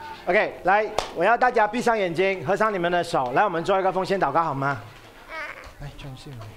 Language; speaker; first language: Chinese; native; Chinese